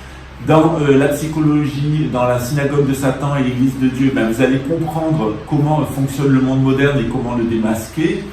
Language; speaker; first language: French; native; French